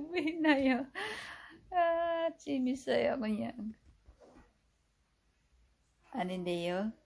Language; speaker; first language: Korean; non-native, fluent; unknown